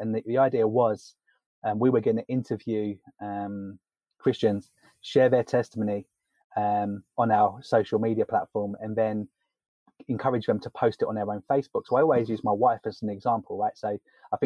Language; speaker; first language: English; native; English